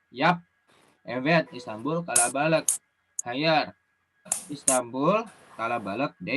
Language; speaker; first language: Turkish; non-native, learner; Indonesian